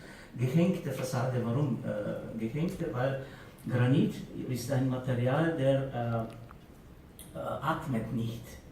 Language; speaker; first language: German; non-native, fluent; Slovenian